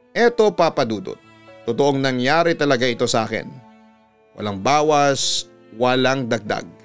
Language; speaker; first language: Filipino; native; Filipino